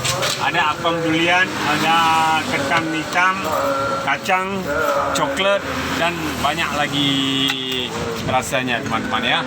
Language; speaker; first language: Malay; non-native, local second language; Achinese